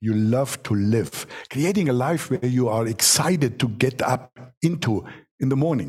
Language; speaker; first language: English; non-native, fluent; German